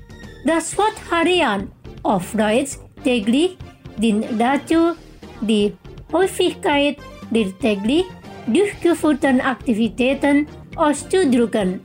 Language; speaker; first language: German; non-native, fluent; Indonesian